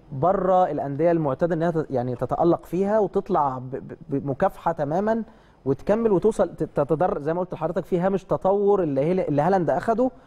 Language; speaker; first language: Egyptian Arabic; native; Egyptian Arabic